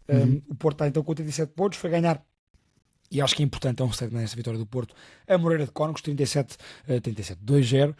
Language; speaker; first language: Portuguese; native; Portuguese